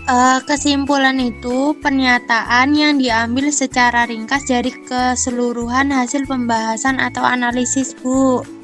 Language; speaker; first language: Indonesian; native; Indonesian